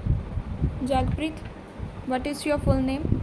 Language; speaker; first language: English; non-native, local second language; Punjabi